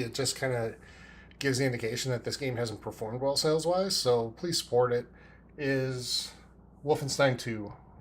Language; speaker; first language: English; native; English